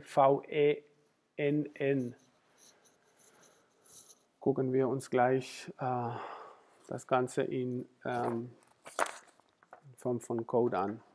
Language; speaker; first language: German; non-native, fluent; Spanish